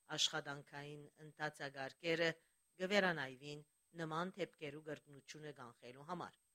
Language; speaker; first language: Armenian; early bilingual, heritage; Armenian